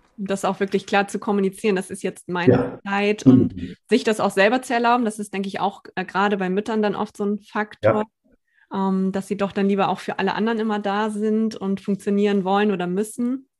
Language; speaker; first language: German; native; German